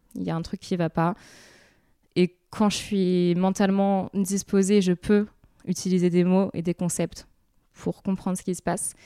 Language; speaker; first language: French; native; French